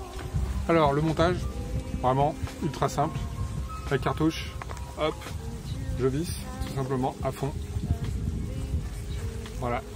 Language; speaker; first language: French; native; French